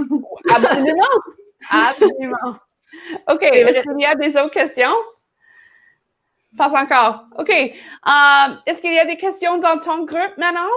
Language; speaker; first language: French; non-native, learner; English